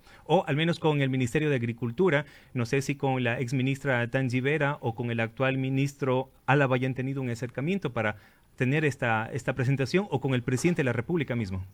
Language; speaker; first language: Spanish; native; Spanish